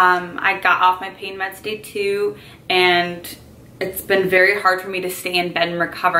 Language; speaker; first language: English; native; English